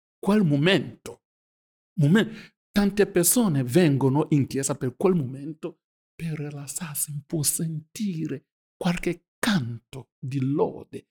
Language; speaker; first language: Italian; non-native, fluent; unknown